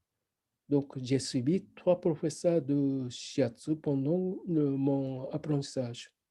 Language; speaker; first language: French; non-native, fluent; Japanese